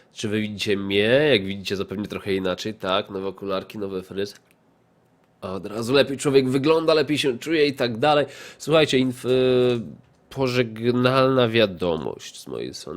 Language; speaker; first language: Polish; native; Polish